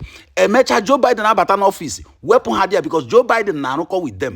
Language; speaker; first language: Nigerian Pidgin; non-native, local second language; Igbo